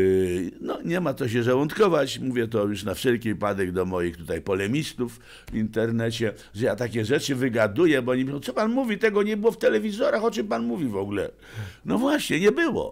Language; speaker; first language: Polish; native; Polish